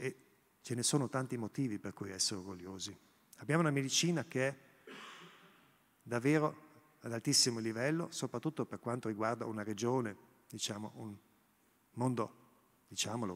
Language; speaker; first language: Italian; non-native, local second language; German